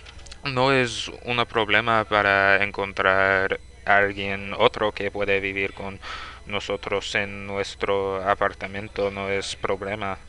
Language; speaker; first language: Spanish; non-native, learner; English